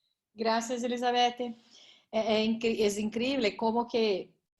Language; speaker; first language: Spanish; non-native, learner; Portuguese